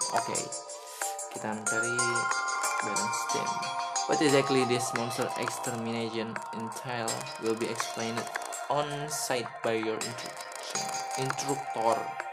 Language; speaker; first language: English; non-native, learner; Indonesian